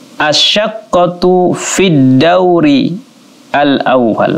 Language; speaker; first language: Arabic; non-native, fluent; Indonesian